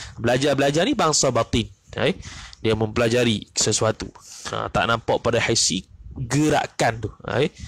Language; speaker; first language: Malay; native; Malay